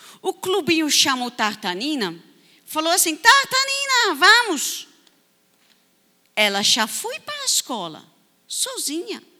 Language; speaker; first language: Portuguese; non-native, fluent; Dutch